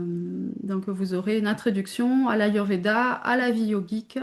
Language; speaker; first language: French; native; French